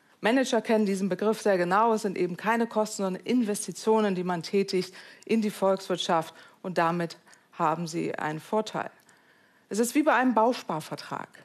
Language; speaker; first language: German; native; German